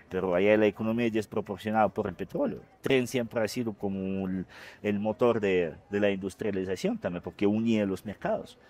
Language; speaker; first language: Spanish; non-native, fluent; Russian